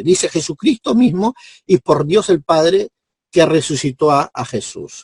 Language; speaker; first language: Spanish; native; Spanish